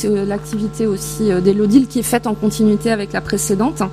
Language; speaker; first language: French; native; French